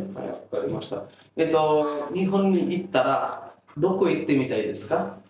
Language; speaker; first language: Japanese; non-native, fluent; Bangla